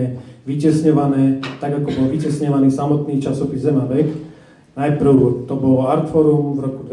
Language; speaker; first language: Slovak; native; Slovak